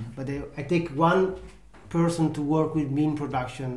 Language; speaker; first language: English; non-native, learner; Italian